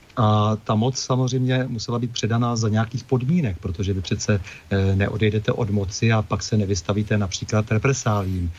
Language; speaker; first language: Czech; native; Czech